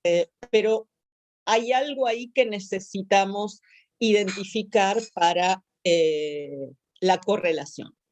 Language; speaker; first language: Spanish; native; Spanish